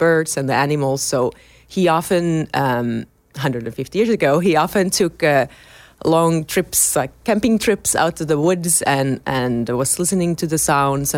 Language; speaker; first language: English; non-native, fluent; Finnish